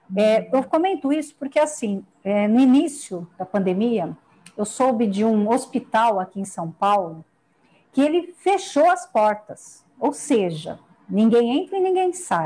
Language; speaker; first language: Portuguese; native; Portuguese